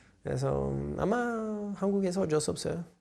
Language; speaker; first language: Korean; non-native, learner; English